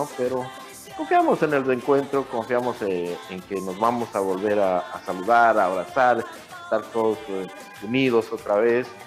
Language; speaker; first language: Spanish; native; Spanish